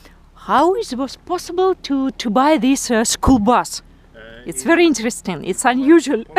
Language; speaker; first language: English; non-native, learner; Russian